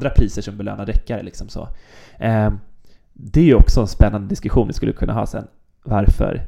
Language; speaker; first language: Swedish; native; Swedish